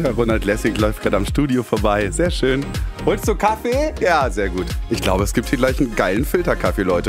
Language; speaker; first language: German; native; German